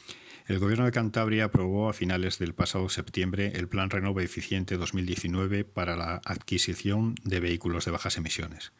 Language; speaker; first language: Spanish; native; Spanish